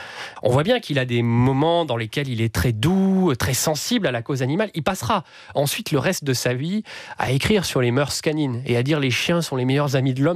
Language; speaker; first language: French; native; French